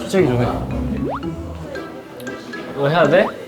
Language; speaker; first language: Korean; native; Korean